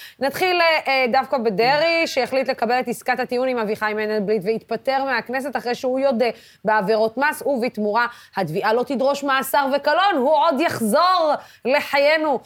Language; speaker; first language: Hebrew; non-native, local second language; Arabic